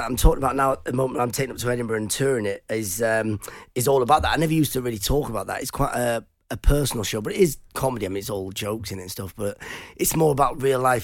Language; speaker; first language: English; non-native, local second language; Persian